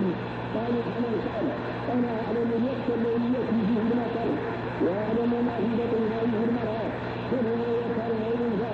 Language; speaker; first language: Arabic; native; Arabic